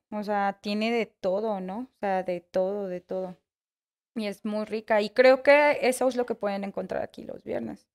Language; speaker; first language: Spanish; native; Spanish